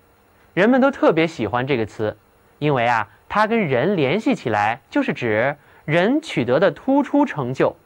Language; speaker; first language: Chinese; native; Chinese